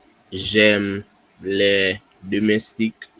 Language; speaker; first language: French; non-native, learner; English